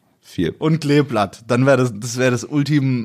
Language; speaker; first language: German; native; German